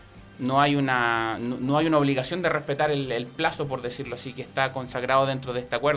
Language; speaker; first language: Spanish; native; Spanish